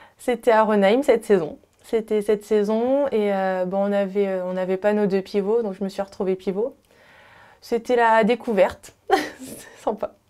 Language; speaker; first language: French; native; French